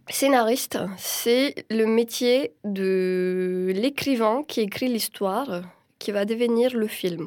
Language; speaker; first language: French; non-native, fluent; Romanian